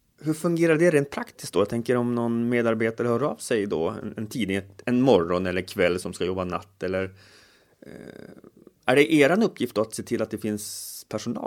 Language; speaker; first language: Swedish; native; Swedish